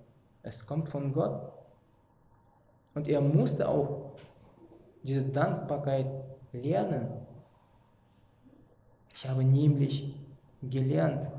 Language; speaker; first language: German; non-native, fluent; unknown